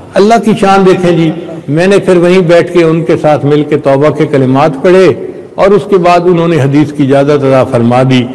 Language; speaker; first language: Urdu; non-native, local second language; Punjabi